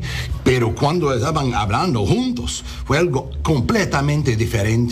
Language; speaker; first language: Spanish; early bilingual, heritage; English